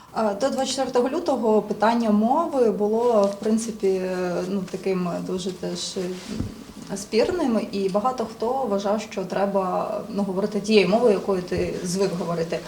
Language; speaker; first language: Ukrainian; native; Ukrainian